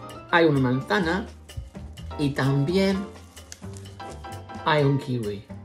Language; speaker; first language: Spanish; non-native, fluent; English